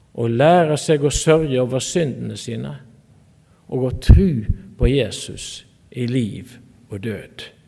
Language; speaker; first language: Norwegian; native; Norwegian